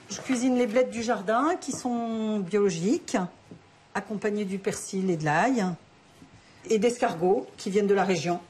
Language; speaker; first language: French; native; French